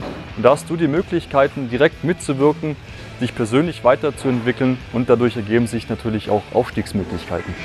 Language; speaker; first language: German; native; German